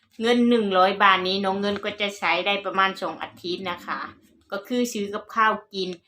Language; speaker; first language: Thai; non-native, local second language; Northeastern Thai